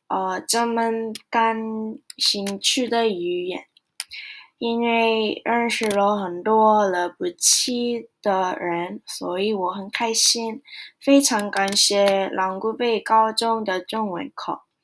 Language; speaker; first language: Chinese; non-native, learner; Korean